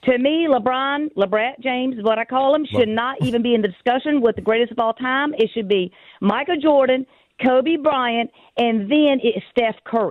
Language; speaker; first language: English; native; English